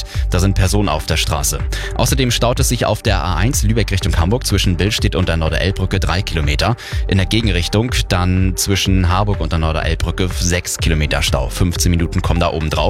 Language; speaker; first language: German; native; German